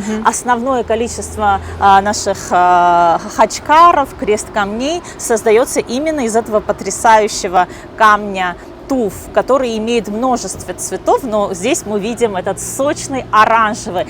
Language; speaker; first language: Russian; native; Russian